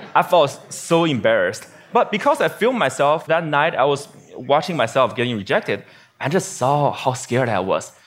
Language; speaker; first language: English; non-native, fluent; Chinese